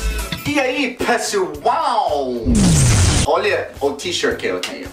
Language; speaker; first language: Portuguese; non-native, fluent; English